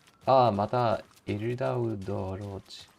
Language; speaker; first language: Japanese; non-native, learner; English